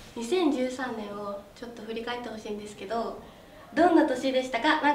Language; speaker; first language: Japanese; native; Japanese